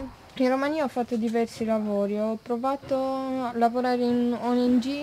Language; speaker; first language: Italian; non-native, fluent; Romanian